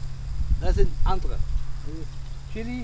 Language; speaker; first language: German; non-native, fluent; Russian